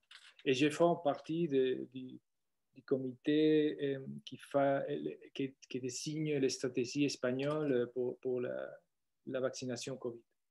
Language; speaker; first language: French; non-native, fluent; Spanish